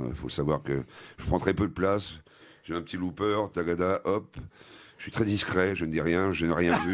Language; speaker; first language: French; native; French